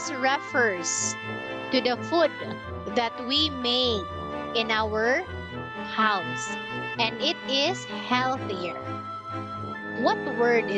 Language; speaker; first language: English; non-native, fluent; Filipino